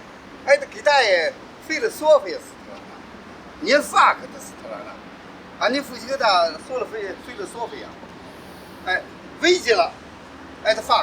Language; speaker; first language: Russian; non-native, learner; Chinese